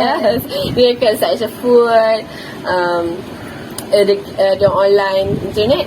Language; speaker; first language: English; non-native, local second language; Malay